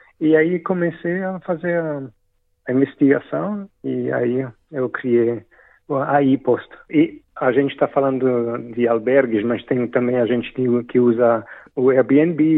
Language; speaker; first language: Portuguese; non-native, fluent; French